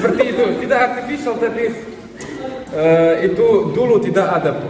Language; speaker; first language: Indonesian; non-native, fluent; Russian